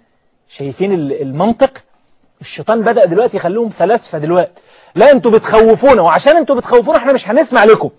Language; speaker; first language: Arabic; native; Arabic